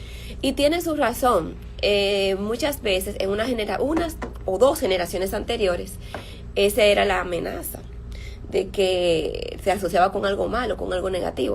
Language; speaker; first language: Spanish; native; Spanish